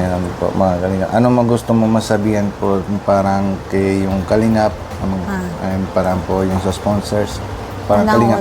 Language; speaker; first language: Filipino; non-native, learner; Punjabi